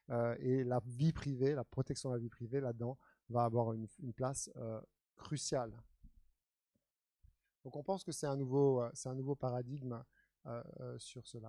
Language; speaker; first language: French; native; French